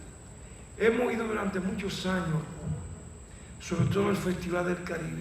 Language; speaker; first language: Spanish; native; Spanish